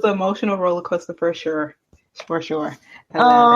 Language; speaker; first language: English; native; English